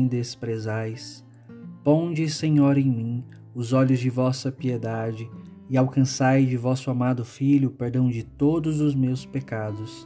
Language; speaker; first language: Portuguese; native; Portuguese